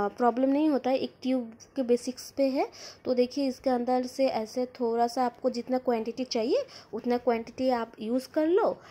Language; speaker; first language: Hindi; non-native, local second language; Bangla